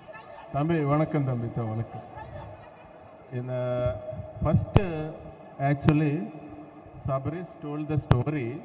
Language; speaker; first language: Tamil; non-native, learner; Telugu